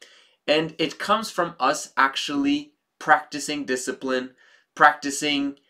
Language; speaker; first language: English; native; English